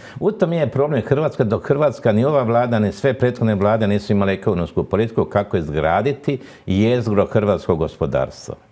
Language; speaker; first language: Croatian; native; Croatian